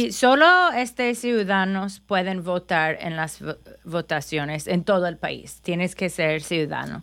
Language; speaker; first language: Spanish; non-native, fluent; English